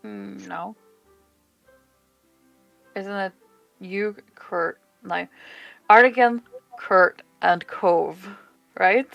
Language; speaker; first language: English; non-native, fluent; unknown